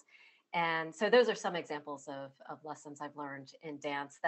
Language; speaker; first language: English; native; English